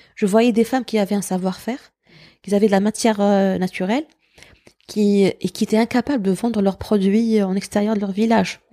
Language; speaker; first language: French; non-native, local second language; Arabic